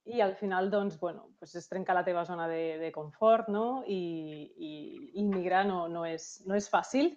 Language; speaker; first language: Catalan; native; Catalan